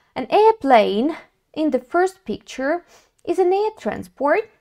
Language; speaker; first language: English; non-native, fluent; Russian